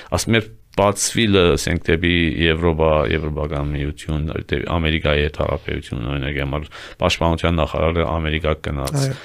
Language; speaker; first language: Armenian; early bilingual, heritage; Armenian